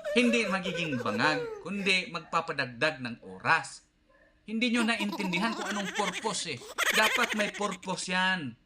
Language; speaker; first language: Filipino; non-native, local second language; Cebuano